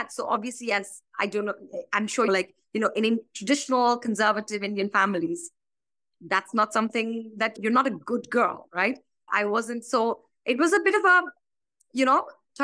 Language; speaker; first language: English; non-native, local second language; Bangla